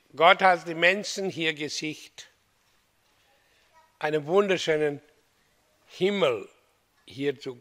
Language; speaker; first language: German; non-native, fluent; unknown